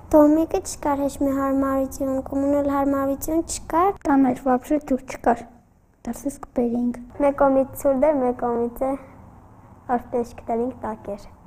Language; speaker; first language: Armenian; native; Armenian